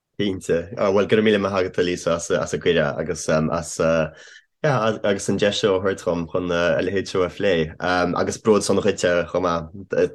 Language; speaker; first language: Irish; non-native, fluent; English